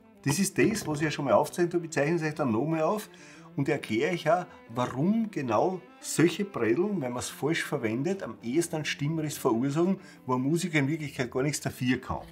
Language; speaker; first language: German; native; German